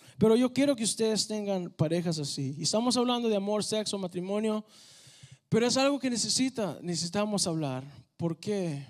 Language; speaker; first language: Spanish; early bilingual, heritage; Spanish